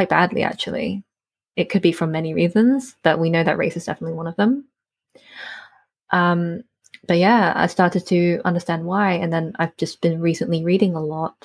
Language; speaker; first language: English; native; English